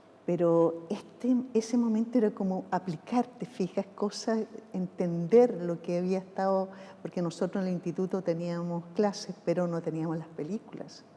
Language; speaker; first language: Spanish; native; Spanish